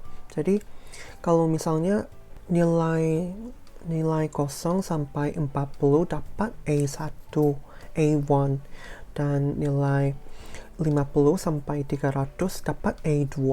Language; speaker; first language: Indonesian; non-native, fluent; Korean